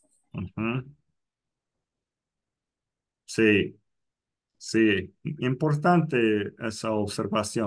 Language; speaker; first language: Spanish; non-native, fluent; English